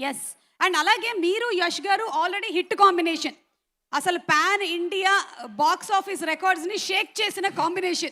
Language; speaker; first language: Telugu; native; Telugu